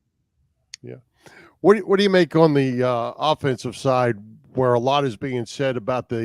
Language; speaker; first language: English; native; English